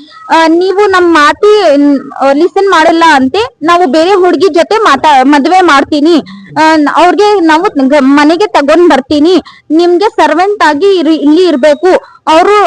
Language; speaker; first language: Kannada; non-native, local second language; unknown